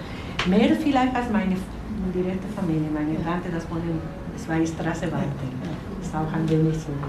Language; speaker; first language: German; non-native, learner; Spanish